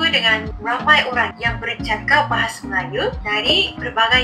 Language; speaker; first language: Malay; non-native, fluent; Japanese